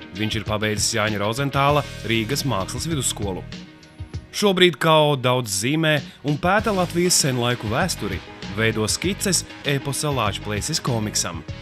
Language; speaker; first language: Latvian; native; Latvian